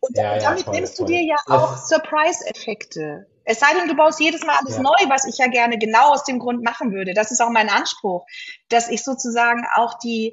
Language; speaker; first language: German; native; German